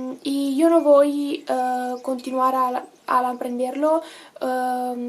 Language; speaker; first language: Spanish; non-native, learner; Italian